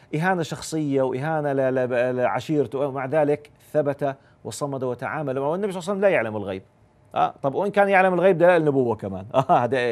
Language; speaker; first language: Arabic; native; Arabic